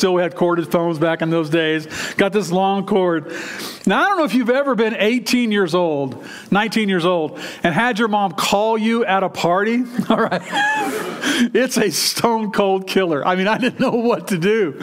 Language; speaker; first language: English; native; English